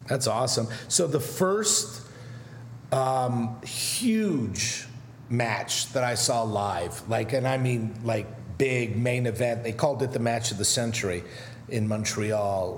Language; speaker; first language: English; native; English